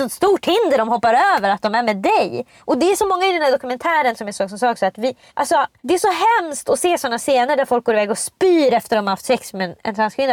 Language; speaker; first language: Swedish; native; Swedish